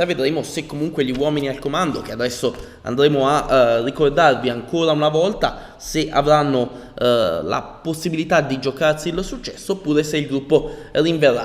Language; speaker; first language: Italian; native; Italian